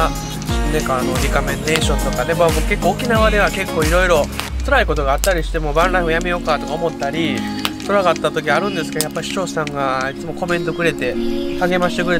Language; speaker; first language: Japanese; native; Japanese